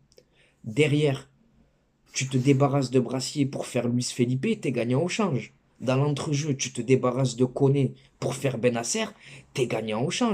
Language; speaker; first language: French; native; French